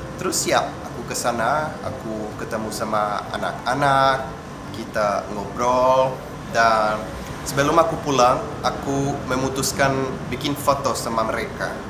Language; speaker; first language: Indonesian; non-native, fluent; Portuguese